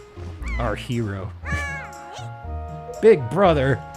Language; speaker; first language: English; native; English